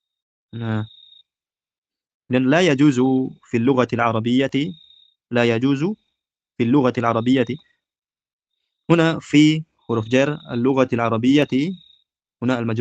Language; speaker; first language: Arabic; non-native, fluent; Indonesian